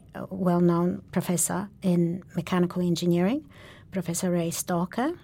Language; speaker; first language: English; non-native, fluent; Polish